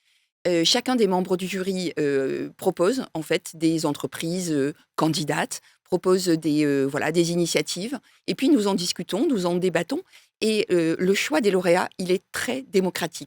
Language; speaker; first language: French; native; French